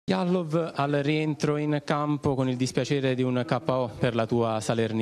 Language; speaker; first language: Italian; native; Italian